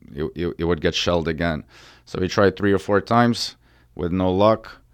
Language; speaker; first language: English; early bilingual, other home language; Ukrainian